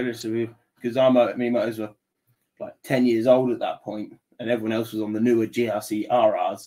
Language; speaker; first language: English; native; English